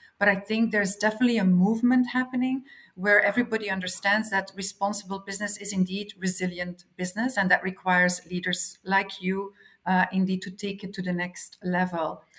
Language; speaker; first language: English; non-native, fluent; Dutch